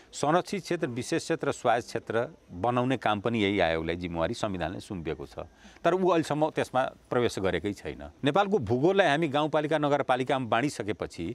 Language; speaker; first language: Nepali; non-native, local second language; Bhojpuri